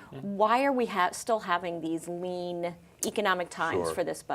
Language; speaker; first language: English; native; English